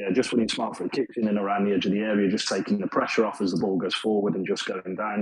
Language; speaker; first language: English; native; English